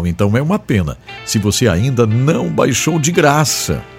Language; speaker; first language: Portuguese; native; Portuguese